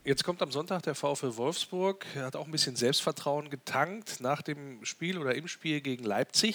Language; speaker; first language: German; native; German